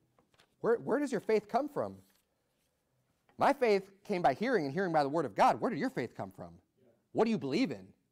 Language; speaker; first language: English; native; English